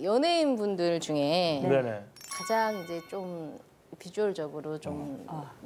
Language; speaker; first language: Korean; native; Korean